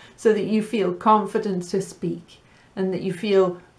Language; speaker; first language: English; native; English